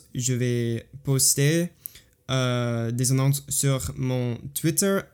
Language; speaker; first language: French; non-native, fluent; English